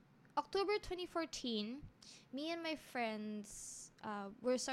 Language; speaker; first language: English; non-native, local second language; Filipino